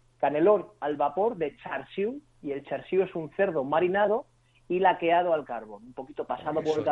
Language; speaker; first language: Spanish; native; Spanish